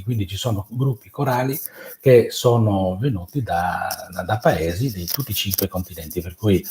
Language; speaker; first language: Italian; native; Italian